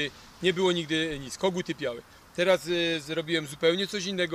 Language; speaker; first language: Polish; native; Polish